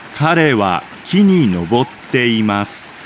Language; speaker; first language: Japanese; non-native, learner; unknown